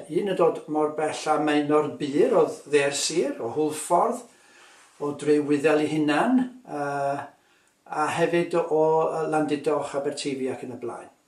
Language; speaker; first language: Welsh; native; Welsh